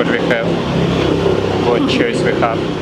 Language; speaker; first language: English; non-native, learner; Russian